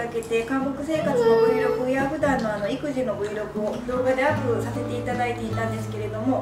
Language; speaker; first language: Japanese; native; Japanese